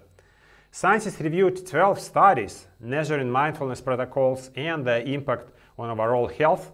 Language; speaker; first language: English; non-native, fluent; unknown